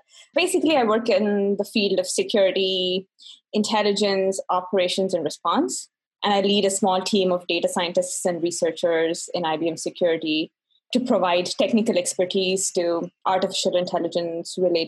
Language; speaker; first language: English; non-native, local second language; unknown